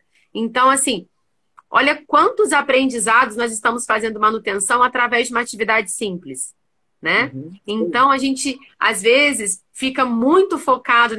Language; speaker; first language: Portuguese; native; Portuguese